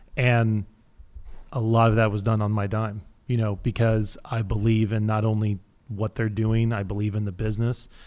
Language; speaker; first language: English; native; English